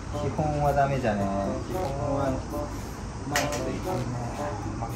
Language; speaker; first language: Japanese; native; Japanese